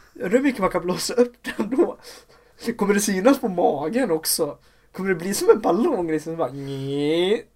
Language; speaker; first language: Swedish; native; Swedish